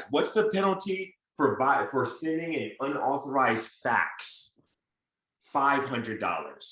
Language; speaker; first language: English; native; English